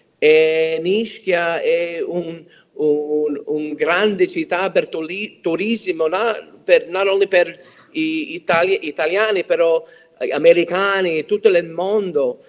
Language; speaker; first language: Italian; early bilingual, heritage; English